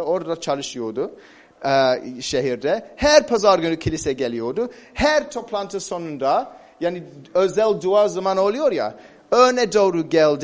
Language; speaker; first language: Turkish; non-native, fluent; English